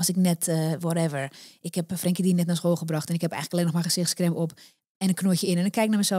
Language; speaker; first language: Dutch; native; Dutch